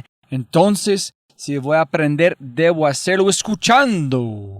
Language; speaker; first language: Spanish; non-native, fluent; English